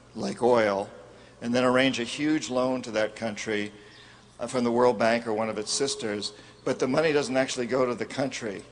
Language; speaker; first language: English; native; English